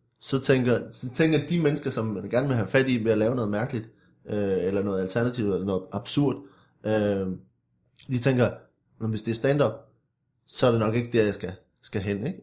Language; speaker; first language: Danish; native; Danish